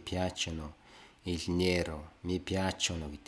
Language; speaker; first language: Italian; non-native, learner; Mongolian